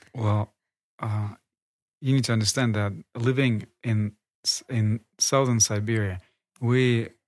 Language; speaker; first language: English; non-native, fluent; Kazakh